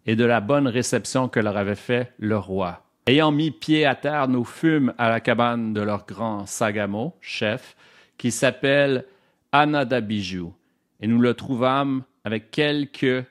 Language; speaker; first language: French; native; French